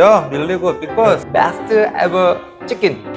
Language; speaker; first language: English; non-native, learner; Korean